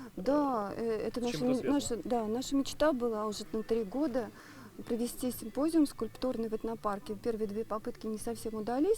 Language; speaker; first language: Russian; native; Russian